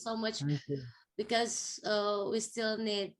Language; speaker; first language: English; non-native, fluent; Indonesian